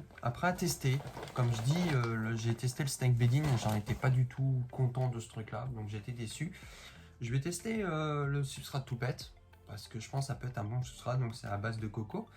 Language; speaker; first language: French; native; French